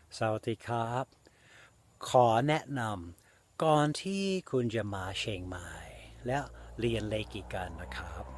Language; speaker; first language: Thai; non-native, fluent; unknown